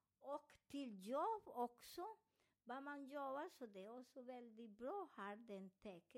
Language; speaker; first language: Swedish; non-native, learner; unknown